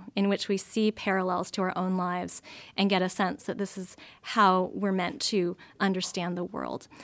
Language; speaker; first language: English; native; English